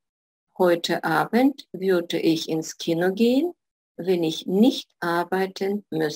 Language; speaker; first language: German; non-native, fluent; Russian